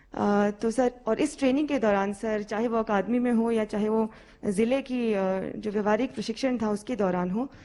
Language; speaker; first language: Hindi; native; Hindi